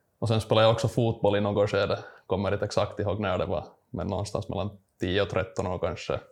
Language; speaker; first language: Swedish; native; Swedish